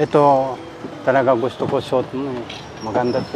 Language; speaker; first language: Filipino; non-native, learner; Japanese